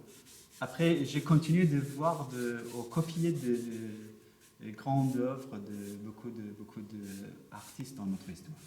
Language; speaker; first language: French; non-native, learner; Persian